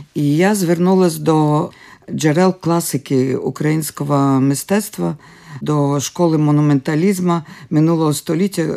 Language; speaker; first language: Ukrainian; early bilingual, other home language; Latvian